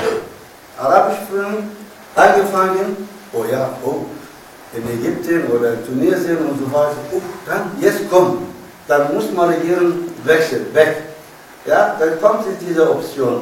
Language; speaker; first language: German; non-native, learner; Arabic